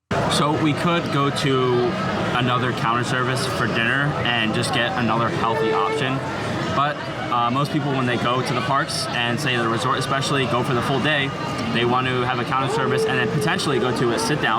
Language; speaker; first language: English; native; English